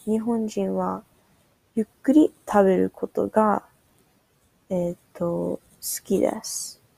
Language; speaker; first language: Japanese; non-native, learner; English